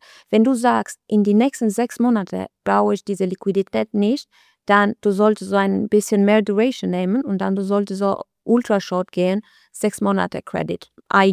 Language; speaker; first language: German; non-native, learner; Albanian